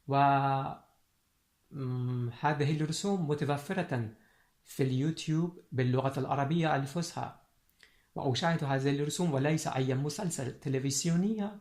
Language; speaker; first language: Arabic; non-native, fluent; Persian